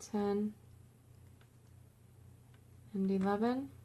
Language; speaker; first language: English; native; English